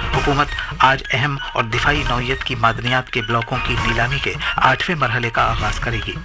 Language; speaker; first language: Urdu; native; Urdu